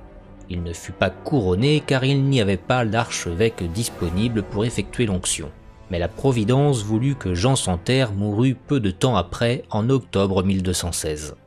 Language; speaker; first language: French; native; French